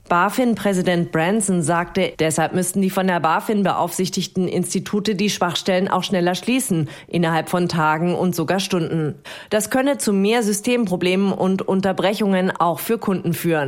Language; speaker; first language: German; native; German